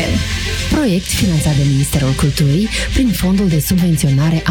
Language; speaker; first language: Romanian; native; Romanian